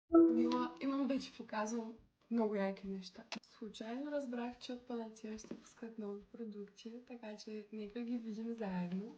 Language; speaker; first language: Bulgarian; native; Bulgarian